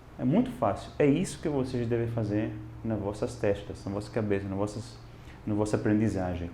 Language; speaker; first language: Portuguese; non-native, fluent; Italian